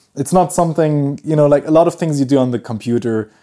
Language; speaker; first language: English; early bilingual, other home language; Pashto